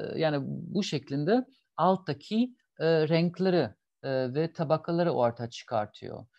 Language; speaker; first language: Turkish; non-native, fluent; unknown